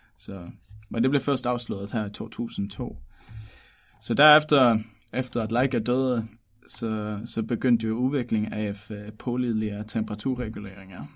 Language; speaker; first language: Danish; native; Danish